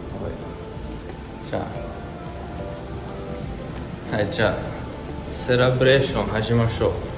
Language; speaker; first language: Japanese; non-native, learner; English